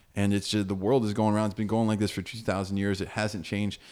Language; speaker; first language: English; native; English